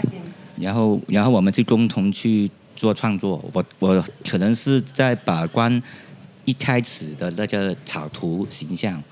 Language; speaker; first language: Chinese; non-native, local second language; Cantonese